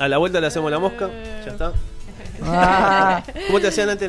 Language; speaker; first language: Spanish; native; Spanish